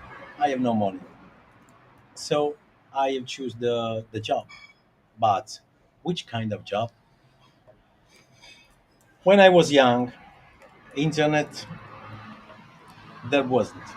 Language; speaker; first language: English; non-native, learner; Italian